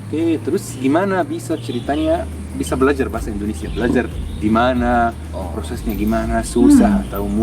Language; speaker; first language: Indonesian; non-native, fluent; Arabic